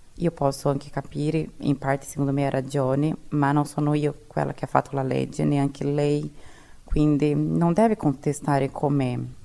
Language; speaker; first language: Italian; non-native, fluent; Portuguese